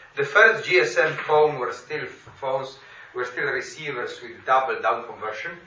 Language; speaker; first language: English; non-native, fluent; Slovenian